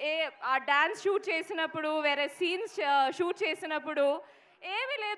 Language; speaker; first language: Telugu; non-native, fluent; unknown